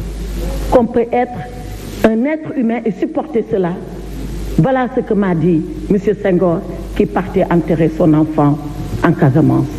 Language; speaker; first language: French; non-native, local second language; Fula